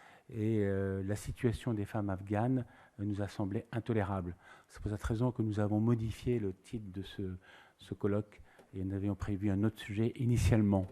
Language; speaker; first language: French; native; French